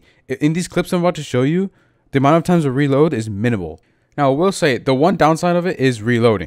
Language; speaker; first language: English; native; English